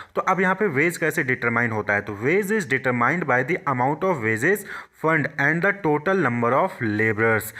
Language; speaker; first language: Hindi; native; Hindi